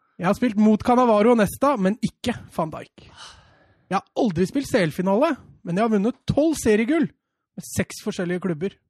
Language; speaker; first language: Norwegian; native; Norwegian